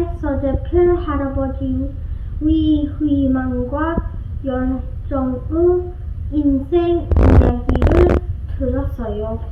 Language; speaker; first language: Korean; early bilingual, heritage; Korean